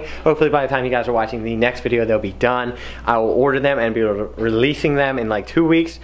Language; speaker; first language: English; native; English